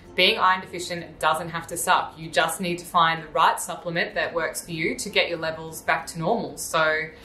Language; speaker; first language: English; native; English